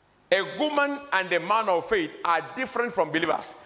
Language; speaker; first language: English; non-native, local second language; Gusii